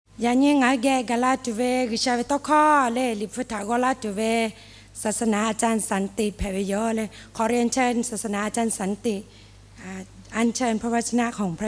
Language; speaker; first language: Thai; non-native, local second language; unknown